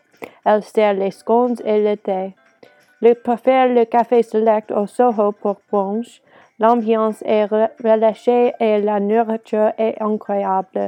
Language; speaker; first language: French; non-native, learner; English